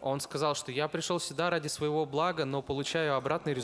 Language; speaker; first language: Russian; native; Russian